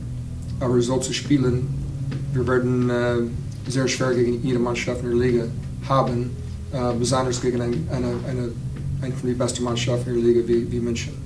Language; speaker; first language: German; non-native, fluent; English